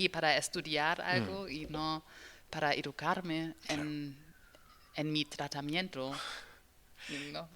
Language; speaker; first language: Spanish; non-native, learner; German